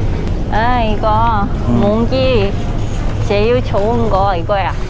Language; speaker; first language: Korean; non-native, learner; Thai